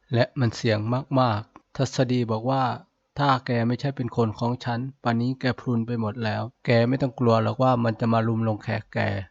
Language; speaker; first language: Thai; native; Thai